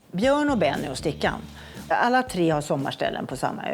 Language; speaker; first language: Swedish; native; Swedish